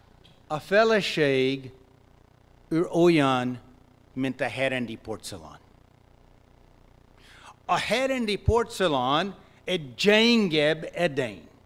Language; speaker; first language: Hungarian; non-native, fluent; English